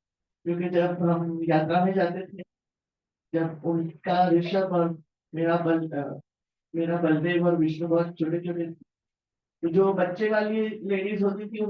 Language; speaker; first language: Hindi; non-native, local second language; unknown